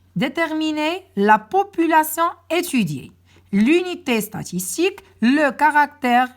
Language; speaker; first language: French; non-native, local second language; Arabic